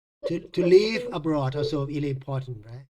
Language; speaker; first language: English; non-native, fluent; Thai